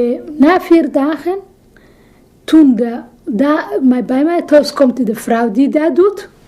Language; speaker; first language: Dutch; non-native, learner; Somali